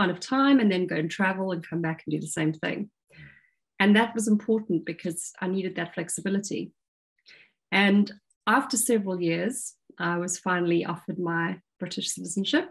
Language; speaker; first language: English; native; English